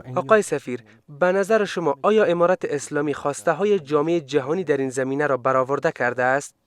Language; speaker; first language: Persian; native; Persian